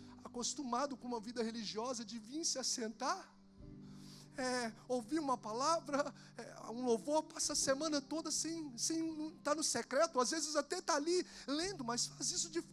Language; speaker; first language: Portuguese; native; Portuguese